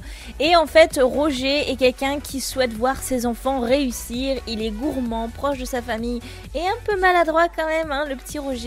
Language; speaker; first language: French; native; French